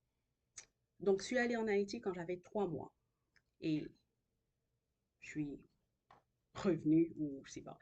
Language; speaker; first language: French; non-native, local second language; Haitian Creole